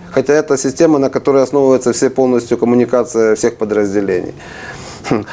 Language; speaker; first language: Russian; non-native, local second language; Ukrainian